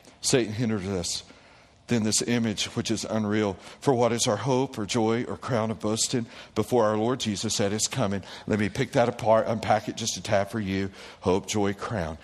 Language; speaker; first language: English; native; English